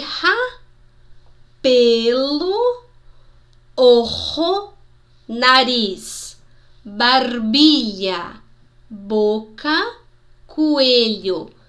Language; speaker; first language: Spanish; non-native, fluent; Portuguese